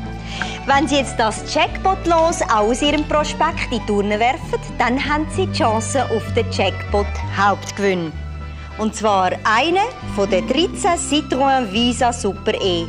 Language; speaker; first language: German; native; German